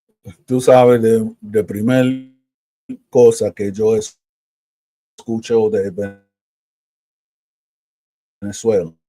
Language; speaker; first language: Spanish; early bilingual, heritage; Spanish